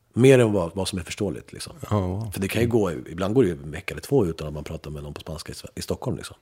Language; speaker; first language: Swedish; early bilingual, other home language; Spanish